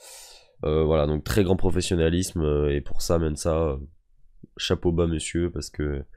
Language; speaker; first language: French; native; French